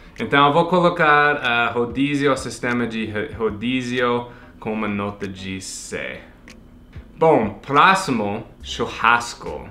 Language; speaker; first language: Portuguese; non-native, fluent; English